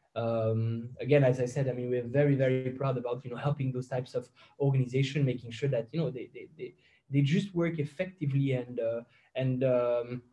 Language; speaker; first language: English; non-native, fluent; French